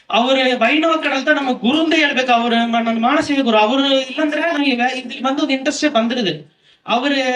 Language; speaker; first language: Tamil; non-native, local second language; Kannada